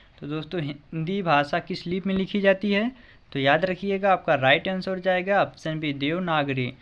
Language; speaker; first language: Hindi; native; Hindi